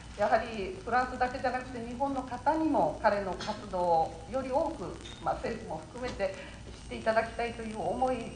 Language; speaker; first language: Japanese; native; Japanese